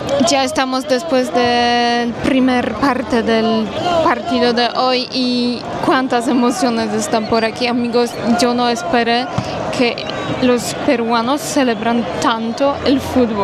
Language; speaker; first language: Spanish; non-native, fluent; Polish